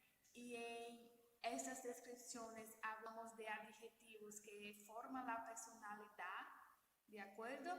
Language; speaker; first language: Spanish; non-native, learner; Portuguese